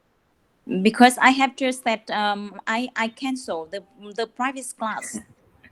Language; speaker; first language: English; non-native, learner; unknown